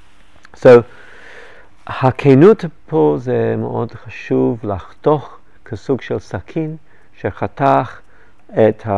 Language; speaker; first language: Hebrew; non-native, fluent; English